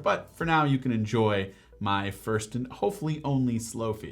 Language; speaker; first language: English; native; English